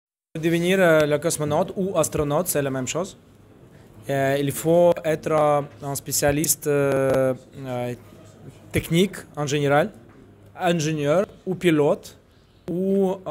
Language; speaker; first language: French; non-native, fluent; Russian